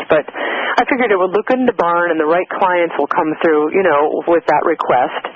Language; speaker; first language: English; native; English